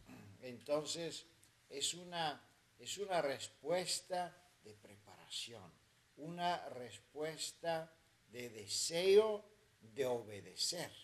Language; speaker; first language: Spanish; non-native, fluent; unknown